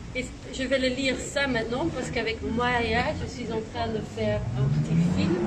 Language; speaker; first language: French; non-native, fluent; Dutch